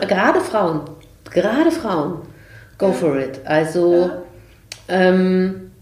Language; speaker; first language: German; native; German